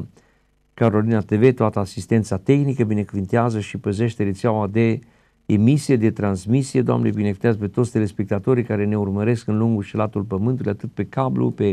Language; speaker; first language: Romanian; native; Romanian